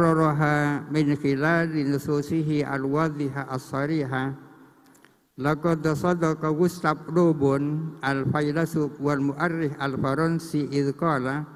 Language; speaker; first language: Arabic; non-native, fluent; Indonesian